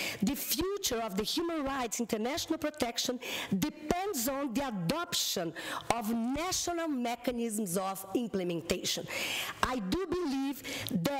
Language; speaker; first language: English; non-native, fluent; Portuguese